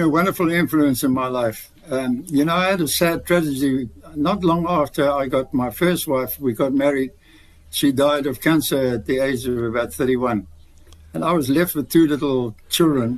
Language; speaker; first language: English; native; English